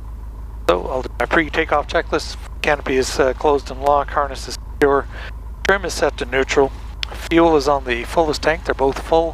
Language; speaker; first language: English; native; English